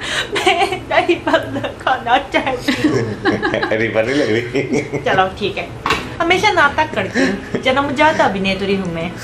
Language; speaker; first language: Hindi; non-native, fluent; Japanese